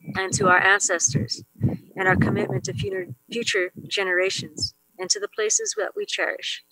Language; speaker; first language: English; native; English